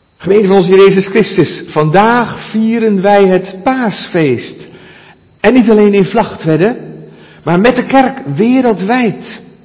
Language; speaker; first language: Dutch; native; Dutch